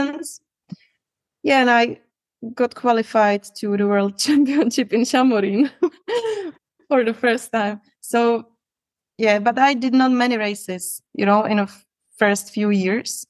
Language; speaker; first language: English; non-native, fluent; Czech